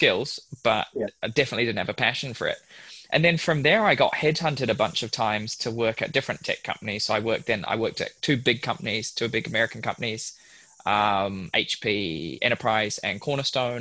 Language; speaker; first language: English; native; English